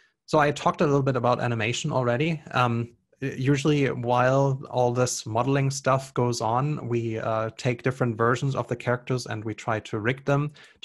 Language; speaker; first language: English; non-native, fluent; German